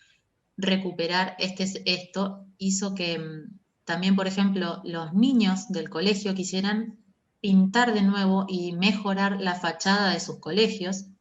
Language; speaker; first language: Spanish; native; Spanish